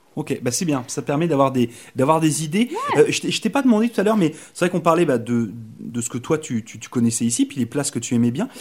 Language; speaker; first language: French; native; French